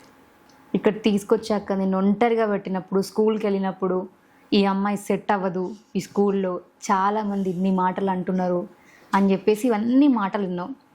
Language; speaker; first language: Telugu; native; Telugu